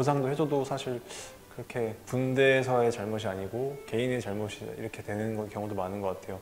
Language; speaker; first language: Korean; native; Korean